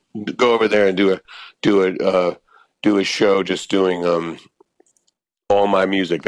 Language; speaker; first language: English; native; English